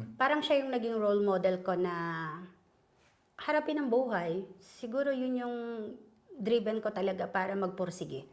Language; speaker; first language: Filipino; native; Filipino